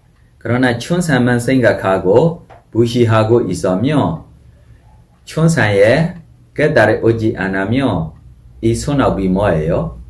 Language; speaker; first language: Korean; non-native, fluent; Burmese